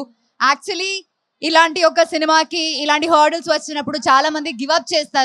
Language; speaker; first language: Telugu; non-native, fluent; Malayalam